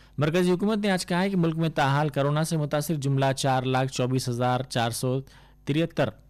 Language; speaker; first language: Urdu; native; Urdu